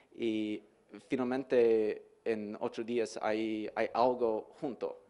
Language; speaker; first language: Spanish; non-native, learner; English